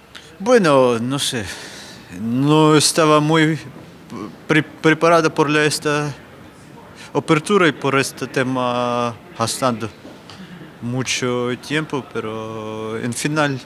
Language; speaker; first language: Spanish; non-native, learner; Ukrainian